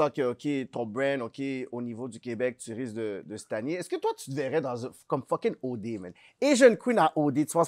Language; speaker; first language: French; native; French